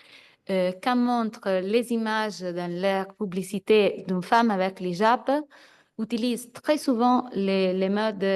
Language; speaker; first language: French; non-native, fluent; Italian